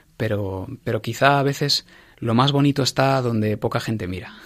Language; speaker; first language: Spanish; native; Spanish